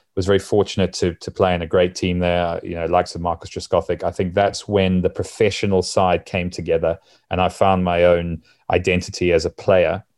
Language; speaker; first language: English; native; English